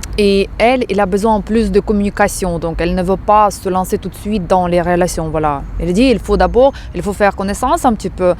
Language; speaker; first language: French; non-native, fluent; Ukrainian